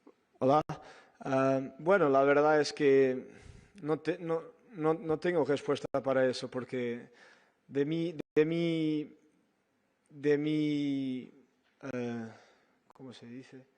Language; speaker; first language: Spanish; non-native, fluent; Portuguese